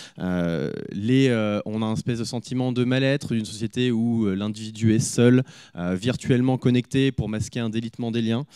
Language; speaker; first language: French; native; French